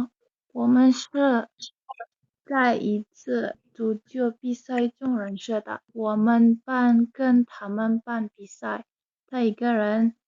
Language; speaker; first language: Chinese; non-native, learner; Indonesian